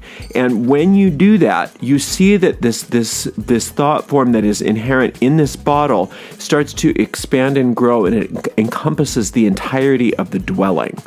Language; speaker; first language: English; native; English